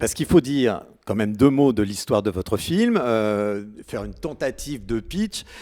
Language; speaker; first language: French; native; French